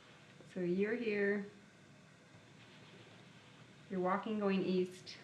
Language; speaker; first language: English; native; English